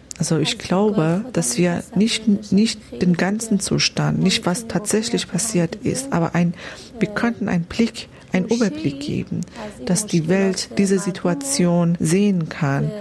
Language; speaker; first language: German; non-native, fluent; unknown